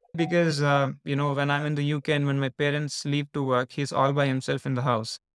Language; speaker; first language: English; non-native, local second language; Telugu